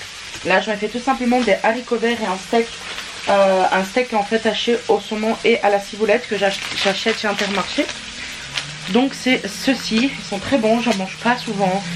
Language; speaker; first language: French; native; French